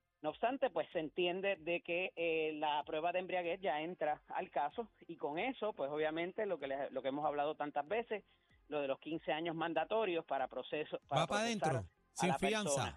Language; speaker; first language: Spanish; native; Spanish